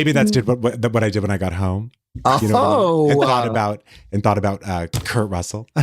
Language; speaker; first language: English; native; English